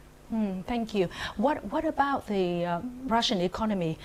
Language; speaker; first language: English; non-native, fluent; Vietnamese